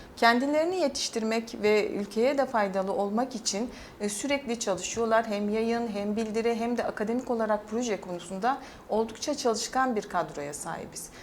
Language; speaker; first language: Turkish; native; Turkish